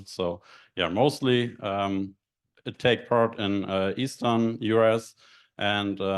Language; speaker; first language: English; non-native, fluent; German